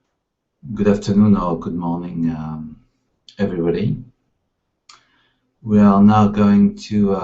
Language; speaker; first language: English; non-native, fluent; French